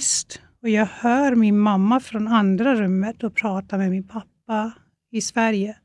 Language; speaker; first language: Swedish; non-native, fluent; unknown